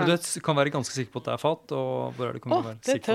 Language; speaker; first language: Norwegian; native; Norwegian